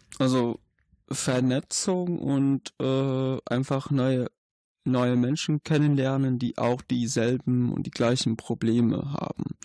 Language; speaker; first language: German; non-native, fluent; Arabic